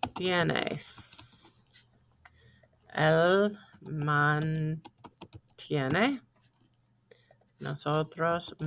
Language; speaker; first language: Spanish; non-native, fluent; English